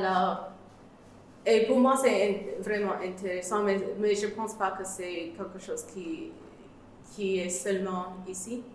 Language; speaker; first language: French; non-native, learner; English